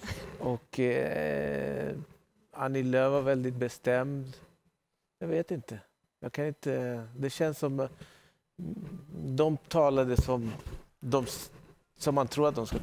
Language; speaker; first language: Swedish; native; Swedish